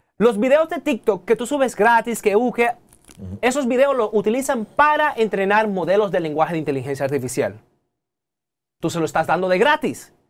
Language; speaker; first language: Spanish; native; Spanish